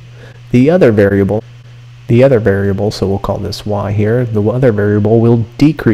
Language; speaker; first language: English; native; English